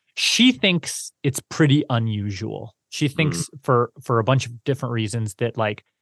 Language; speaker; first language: English; native; English